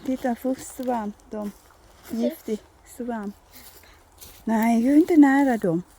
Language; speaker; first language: Swedish; non-native, learner; Thai